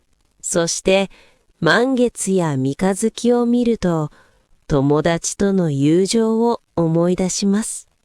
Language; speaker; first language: Japanese; non-native, fluent; Korean